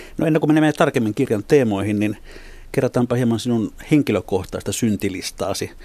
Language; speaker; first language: Finnish; native; Finnish